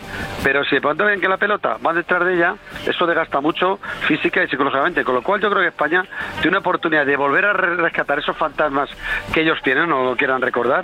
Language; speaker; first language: Spanish; native; Spanish